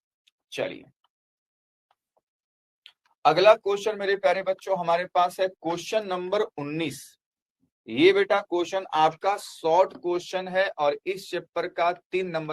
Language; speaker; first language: Hindi; native; Hindi